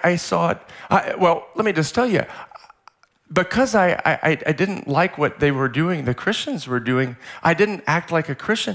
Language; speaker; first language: English; native; English